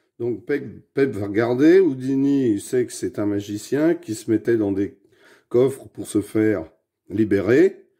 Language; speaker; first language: French; native; French